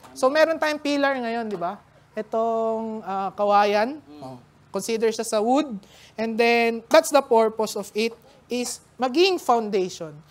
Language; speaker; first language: Filipino; native; Filipino